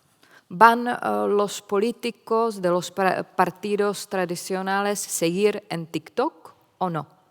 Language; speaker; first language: Spanish; non-native, fluent; Czech